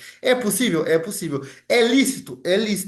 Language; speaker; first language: Portuguese; native; Portuguese